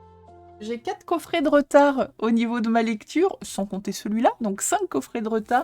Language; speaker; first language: French; native; French